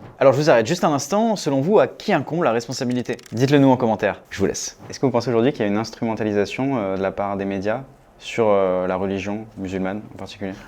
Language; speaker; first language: French; native; French